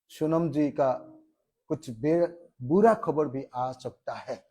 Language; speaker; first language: Hindi; non-native, local second language; Assamese